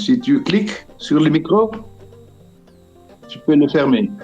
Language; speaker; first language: French; non-native, fluent; Dutch